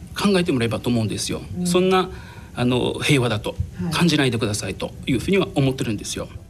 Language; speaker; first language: Japanese; non-native, fluent; Arabic